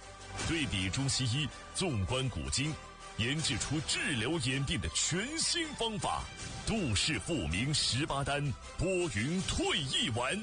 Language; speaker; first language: Chinese; native; Chinese